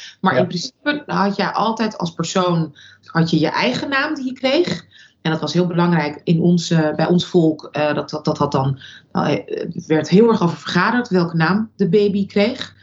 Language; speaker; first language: Dutch; early bilingual, other home language; Russian